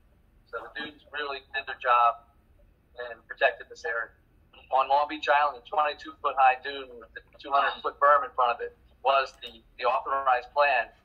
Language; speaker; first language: English; native; English